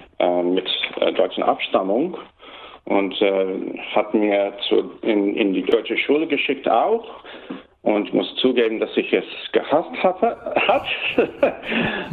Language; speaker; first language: German; early bilingual, heritage; German